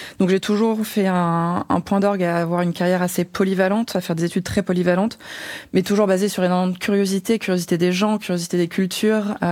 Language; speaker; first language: French; native; French